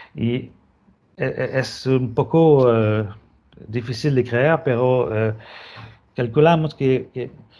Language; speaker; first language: Spanish; non-native, fluent; French